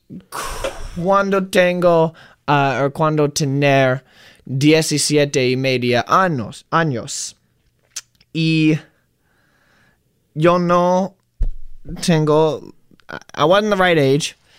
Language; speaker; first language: Spanish; non-native, learner; English